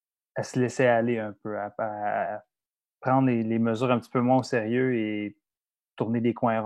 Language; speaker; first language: French; native; French